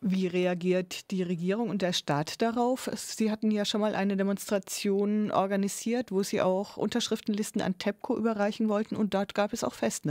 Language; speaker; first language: German; native; German